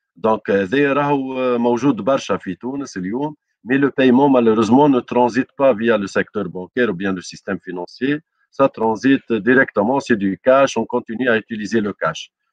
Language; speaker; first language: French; non-native, local second language; Arabic